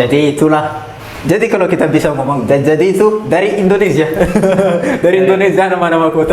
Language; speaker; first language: Indonesian; non-native, fluent; Malagasy